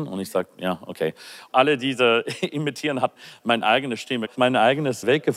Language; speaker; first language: German; non-native, fluent; English